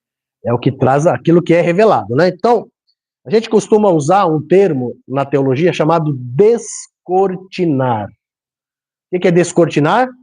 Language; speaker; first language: Portuguese; native; Portuguese